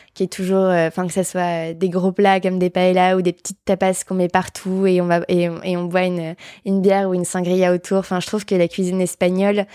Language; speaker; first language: French; native; French